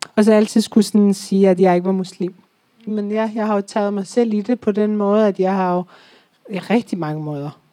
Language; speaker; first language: Danish; early bilingual, other home language; Persian